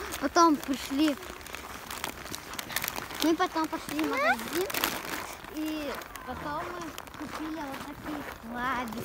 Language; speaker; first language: Russian; early bilingual, other home language; Tajik